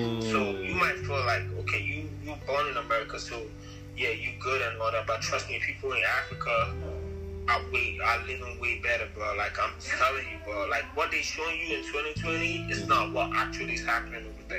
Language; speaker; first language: English; non-native, local second language; Akan